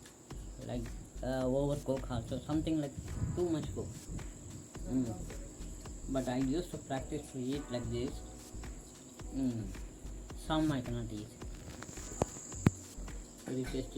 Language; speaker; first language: English; non-native, local second language; Tamil